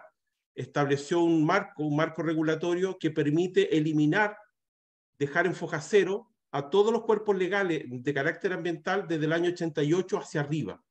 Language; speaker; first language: Spanish; native; Spanish